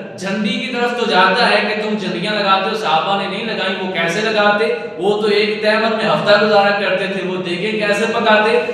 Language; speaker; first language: Urdu; non-native, local second language; Punjabi